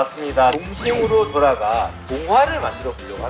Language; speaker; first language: Korean; native; Korean